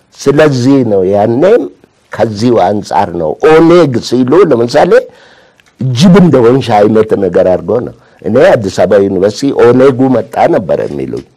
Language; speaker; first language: Amharic; non-native, local second language; Oromo